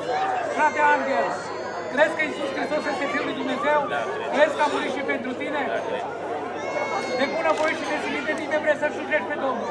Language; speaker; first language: Romanian; native; Romanian